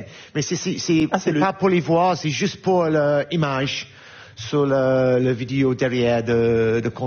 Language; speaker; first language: French; non-native, learner; English